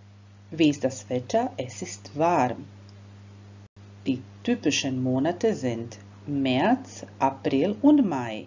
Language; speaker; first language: German; non-native, fluent; Croatian